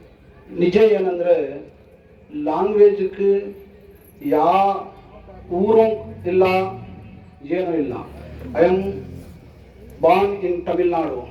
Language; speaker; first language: Kannada; non-native, fluent; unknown